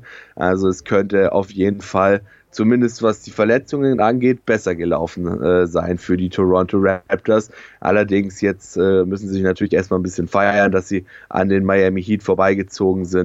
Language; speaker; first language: German; native; German